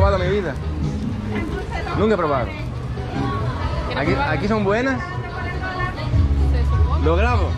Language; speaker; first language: Spanish; non-native, learner; Greek